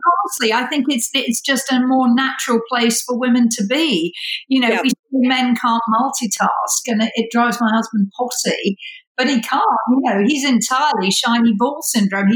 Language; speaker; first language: English; native; English